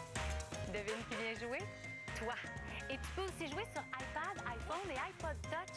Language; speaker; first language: French; native; French